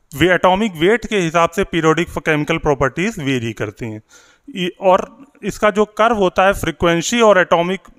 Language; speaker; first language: Hindi; native; Hindi